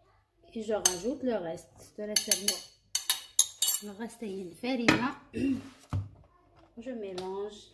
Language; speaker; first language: French; non-native, local second language; Arabic